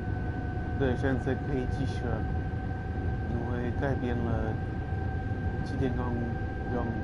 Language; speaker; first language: Chinese; non-native, learner; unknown